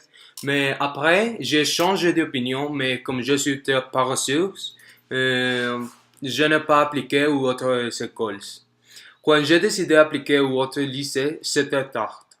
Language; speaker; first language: French; non-native, learner; Spanish